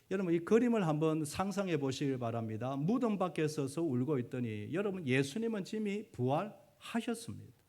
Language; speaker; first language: Korean; native; Korean